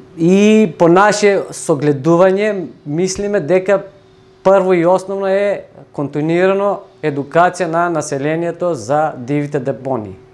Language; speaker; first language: Macedonian; native; Macedonian